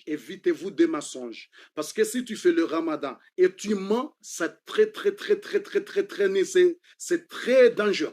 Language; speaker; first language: French; non-native, fluent; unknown